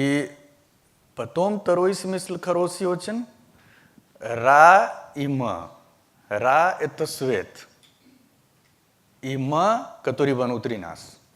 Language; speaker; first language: Russian; non-native, learner; Hindi